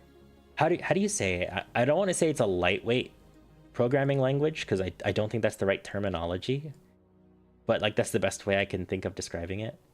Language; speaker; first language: English; native; English